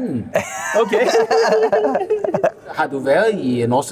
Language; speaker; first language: Danish; non-native, learner; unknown